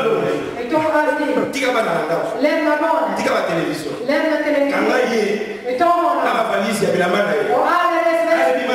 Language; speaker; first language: Swedish; non-native, fluent; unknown